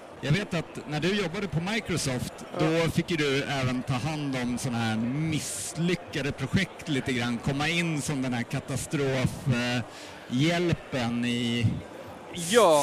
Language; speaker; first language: Swedish; native; Swedish